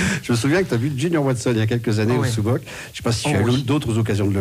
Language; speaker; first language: French; native; French